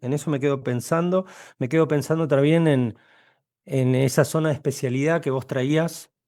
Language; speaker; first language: Spanish; native; Spanish